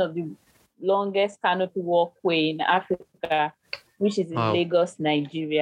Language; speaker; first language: English; non-native, local second language; Yoruba